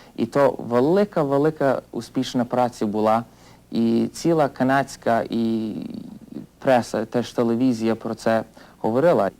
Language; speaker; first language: Ukrainian; early bilingual, heritage; Ukrainian